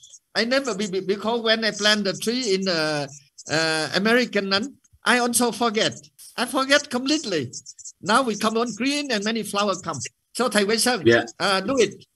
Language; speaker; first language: English; non-native, learner; Vietnamese